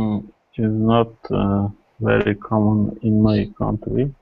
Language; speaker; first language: English; non-native, learner; Kurdish